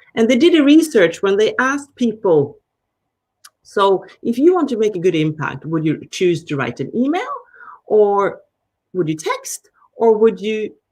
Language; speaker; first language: English; non-native, fluent; Danish